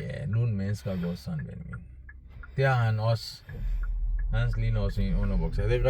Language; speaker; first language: Danish; non-native, learner; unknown